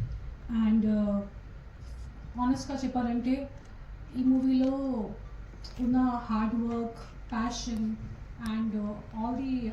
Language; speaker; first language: Telugu; non-native, local second language; Hindi